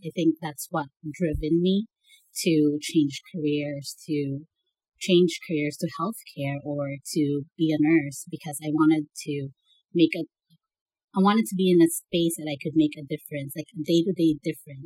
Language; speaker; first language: English; non-native, local second language; Bikol